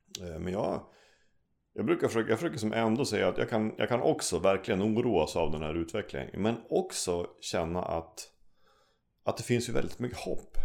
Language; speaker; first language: Swedish; native; Swedish